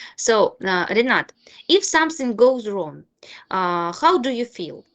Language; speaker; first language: English; non-native, fluent; Ukrainian